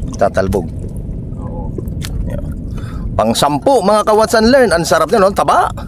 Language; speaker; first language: Filipino; native; Filipino